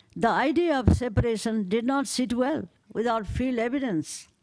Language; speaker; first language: English; non-native, local second language; Nepali